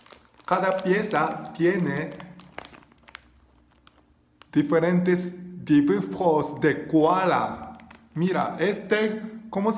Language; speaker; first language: Spanish; non-native, learner; Japanese